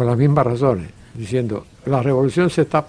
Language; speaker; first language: Spanish; native; Spanish